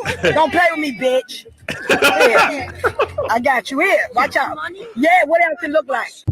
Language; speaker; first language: English; native; English